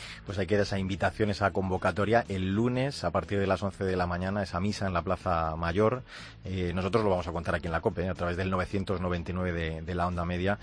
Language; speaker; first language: Spanish; native; Spanish